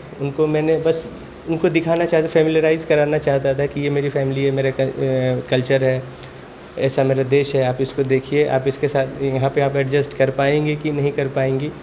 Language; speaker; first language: Hindi; native; Hindi